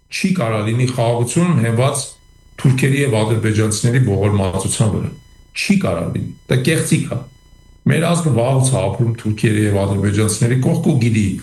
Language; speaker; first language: Armenian; native; Armenian